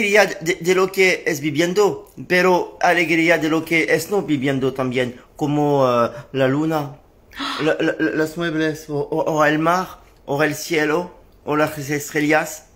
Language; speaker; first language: Spanish; non-native, learner; French